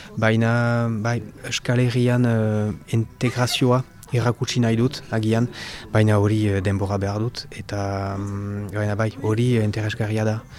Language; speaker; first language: Basque; non-native, local second language; French